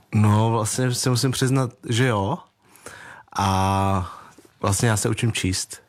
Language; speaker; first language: Czech; early bilingual, other home language; Vietnamese